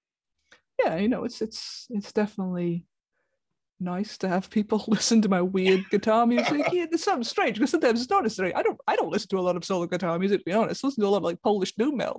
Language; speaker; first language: English; native; English